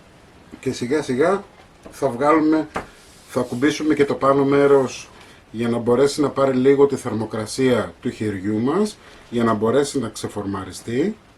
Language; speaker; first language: Greek; native; Greek